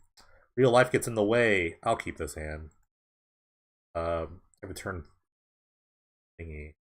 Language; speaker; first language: English; native; English